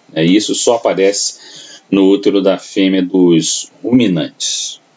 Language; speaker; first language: Portuguese; native; Portuguese